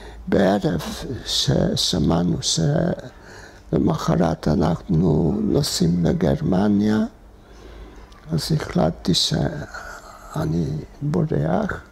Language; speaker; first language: Hebrew; non-native, fluent; Hungarian